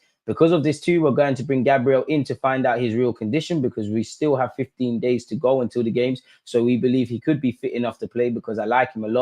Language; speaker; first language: English; native; English